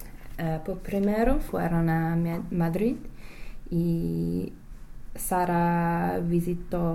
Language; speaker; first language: Spanish; non-native, learner; English